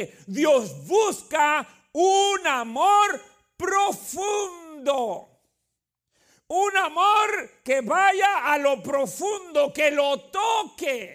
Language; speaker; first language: Spanish; native; Spanish